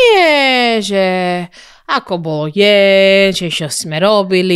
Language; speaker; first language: Slovak; non-native, learner; Spanish